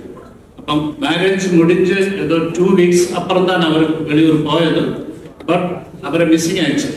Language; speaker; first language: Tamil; non-native, learner; Malayalam